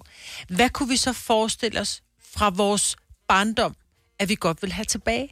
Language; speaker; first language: Danish; native; Danish